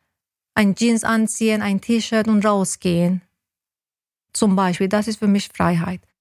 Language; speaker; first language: German; non-native, learner; Persian